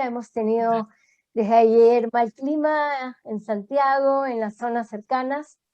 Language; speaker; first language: Spanish; native; Spanish